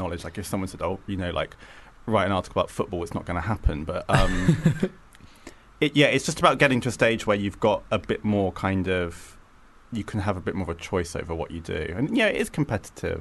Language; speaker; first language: English; native; English